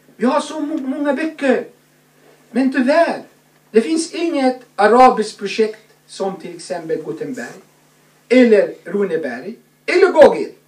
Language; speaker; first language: Swedish; non-native, fluent; Arabic